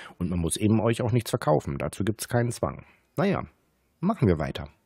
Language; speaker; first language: German; native; German